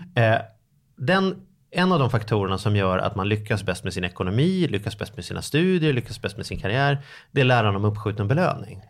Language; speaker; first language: Swedish; native; Swedish